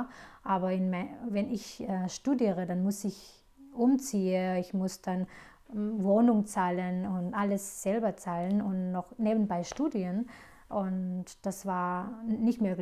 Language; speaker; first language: German; non-native, fluent; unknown